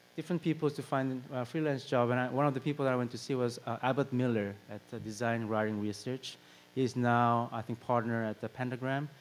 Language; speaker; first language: English; non-native, fluent; Korean